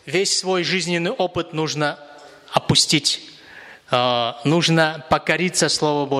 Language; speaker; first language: Russian; native; Russian